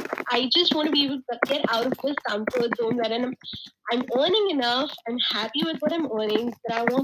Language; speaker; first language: English; non-native, local second language; Hindi